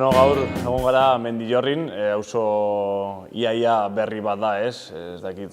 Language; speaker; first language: Basque; non-native, local second language; Spanish